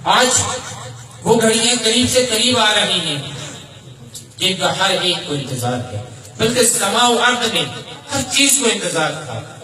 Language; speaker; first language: Urdu; non-native, fluent; Arabic